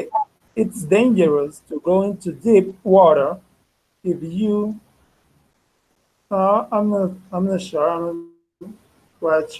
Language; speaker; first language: English; non-native, fluent; Spanish